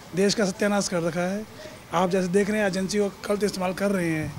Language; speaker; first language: Hindi; native; Hindi